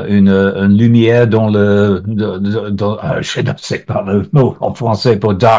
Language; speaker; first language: French; non-native, learner; English